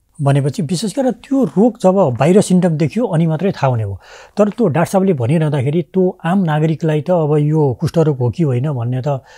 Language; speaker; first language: Nepali; native; Nepali